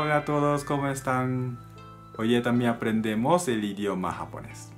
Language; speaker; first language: Spanish; non-native, fluent; Japanese